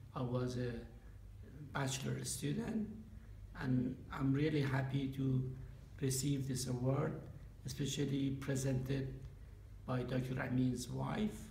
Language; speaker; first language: English; non-native, fluent; Persian